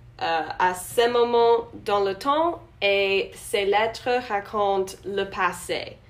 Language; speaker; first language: French; non-native, learner; English